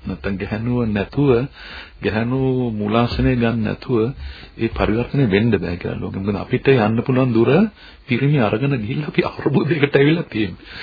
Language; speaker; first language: Sinhala; native; Sinhala